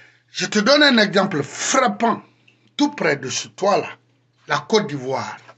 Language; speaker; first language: French; non-native, local second language; Susu